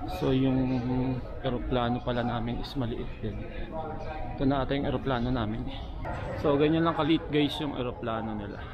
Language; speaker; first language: Filipino; non-native, local second language; Hiligaynon